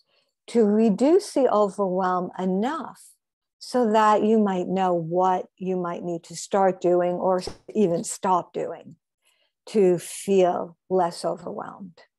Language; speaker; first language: English; native; English